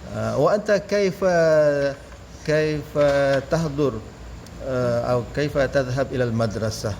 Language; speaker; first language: Arabic; non-native, fluent; Malay